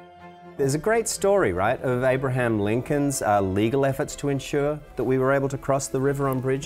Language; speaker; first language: English; native; English